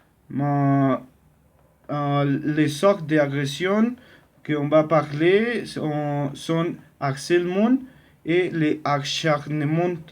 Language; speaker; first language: French; non-native, learner; Spanish